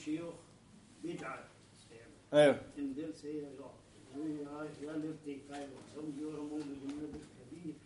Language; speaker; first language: Swedish; non-native, learner; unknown